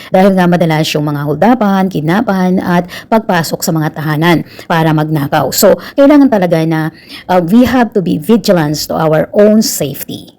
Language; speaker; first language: Filipino; native; Filipino